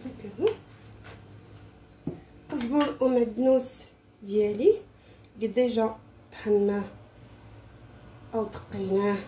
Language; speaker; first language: Arabic; native; Arabic